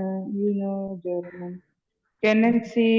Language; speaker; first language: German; non-native, learner; Malayalam